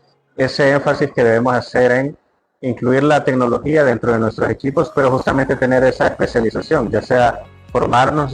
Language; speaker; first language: Spanish; native; Spanish